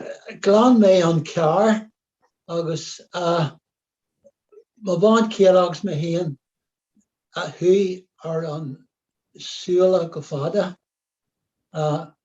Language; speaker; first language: Irish; non-native, local second language; English